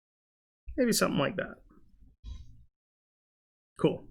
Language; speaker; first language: English; native; English